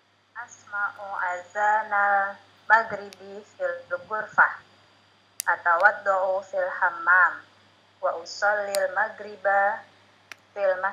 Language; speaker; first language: Arabic; non-native, learner; Indonesian